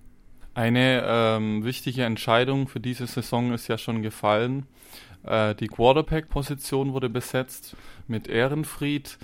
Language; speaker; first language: German; native; German